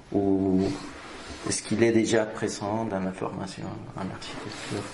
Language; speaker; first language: French; non-native, fluent; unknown